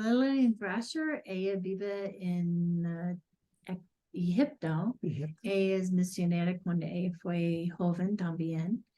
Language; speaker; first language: Spanish; non-native, learner; English